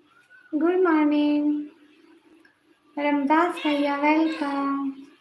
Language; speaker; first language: English; non-native, learner; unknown